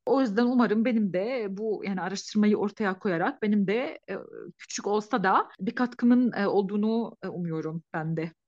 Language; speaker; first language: Turkish; non-native, fluent; Arabic